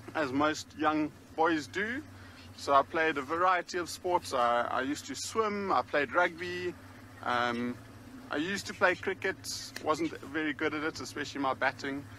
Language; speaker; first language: English; native; English